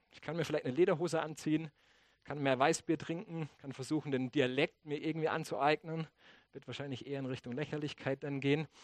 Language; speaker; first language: German; native; German